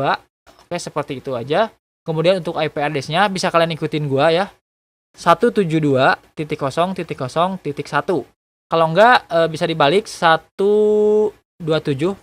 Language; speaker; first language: Indonesian; native; Indonesian